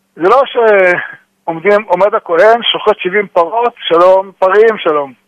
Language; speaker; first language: Hebrew; native; Hebrew